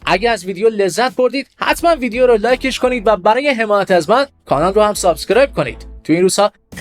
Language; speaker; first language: Persian; native; Persian